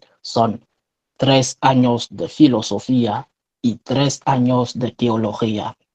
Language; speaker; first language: Spanish; non-native, fluent; French